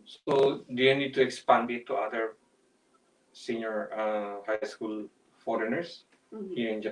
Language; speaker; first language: English; non-native, local second language; Filipino